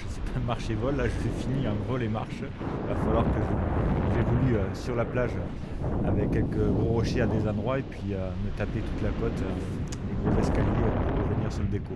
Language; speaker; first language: French; native; French